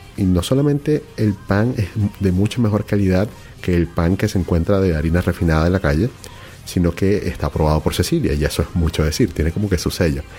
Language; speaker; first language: Spanish; native; Spanish